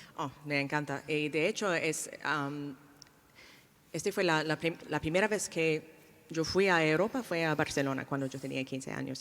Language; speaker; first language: Spanish; non-native, fluent; English